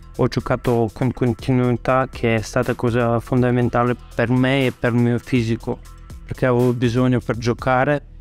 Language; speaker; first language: Italian; non-native, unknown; Russian